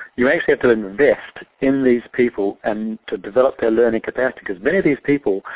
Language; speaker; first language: English; native; English